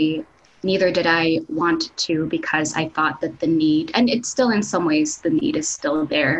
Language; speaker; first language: English; non-native, local second language; Filipino